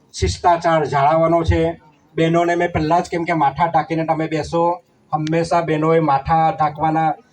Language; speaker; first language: Gujarati; non-native, local second language; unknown